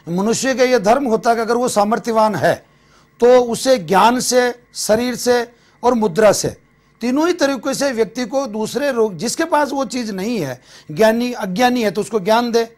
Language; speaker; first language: Hindi; native; Hindi